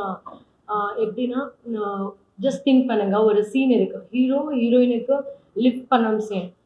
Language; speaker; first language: Tamil; non-native, fluent; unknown